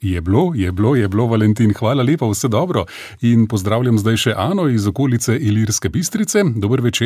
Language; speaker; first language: Slovenian; native; Slovenian